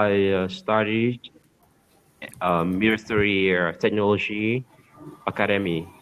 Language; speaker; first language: English; non-native, learner; Vietnamese